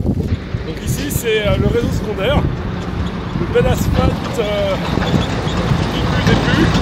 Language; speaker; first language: French; native; French